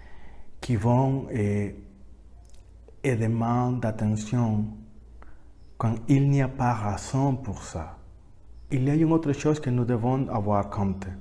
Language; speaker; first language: French; non-native, learner; Spanish